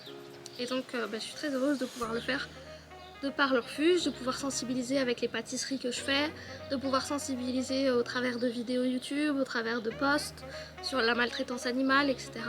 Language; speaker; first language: French; native; French